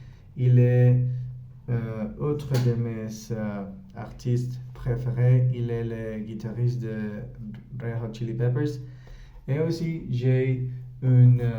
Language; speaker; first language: French; non-native, learner; Spanish